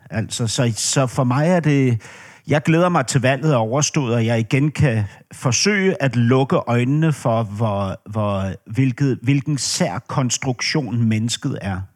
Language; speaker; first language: Danish; native; Danish